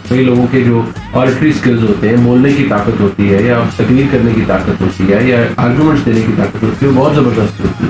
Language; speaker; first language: Urdu; native; Urdu